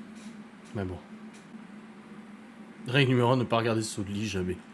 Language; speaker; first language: French; native; French